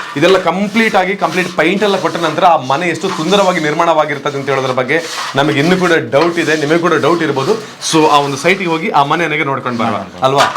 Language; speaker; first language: Kannada; native; Kannada